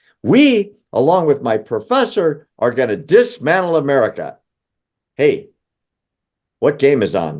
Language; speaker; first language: English; native; English